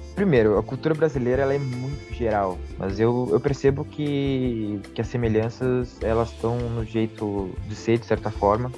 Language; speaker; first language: Portuguese; native; Portuguese